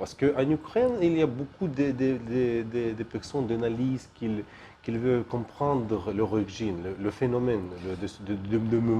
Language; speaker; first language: French; non-native, learner; Ukrainian